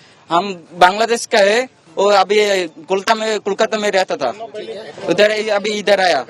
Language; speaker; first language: Hindi; non-native, learner; Bangla